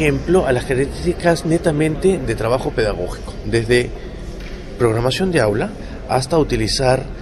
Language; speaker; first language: Spanish; native; Spanish